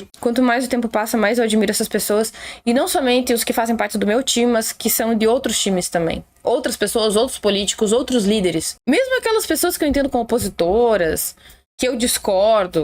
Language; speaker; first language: Portuguese; native; Portuguese